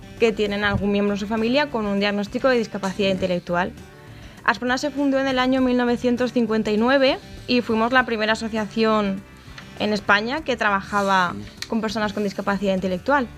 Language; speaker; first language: Spanish; native; Spanish